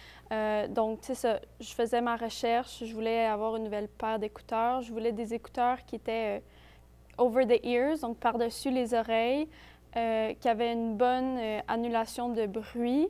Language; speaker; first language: French; native; French